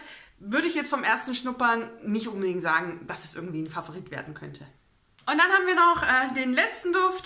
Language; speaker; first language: German; native; German